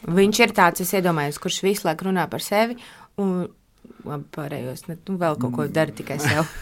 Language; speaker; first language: Latvian; native; Latvian